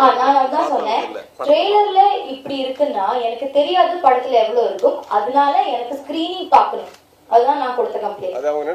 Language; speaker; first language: Tamil; non-native, learner; Malayalam